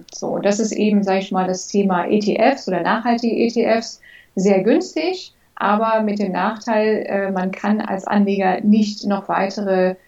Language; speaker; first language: German; early bilingual, other home language; English